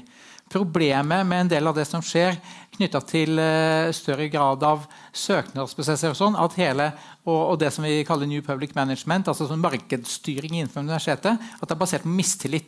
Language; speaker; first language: Norwegian; native; Norwegian